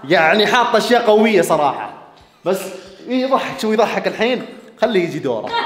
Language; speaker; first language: Arabic; native; Arabic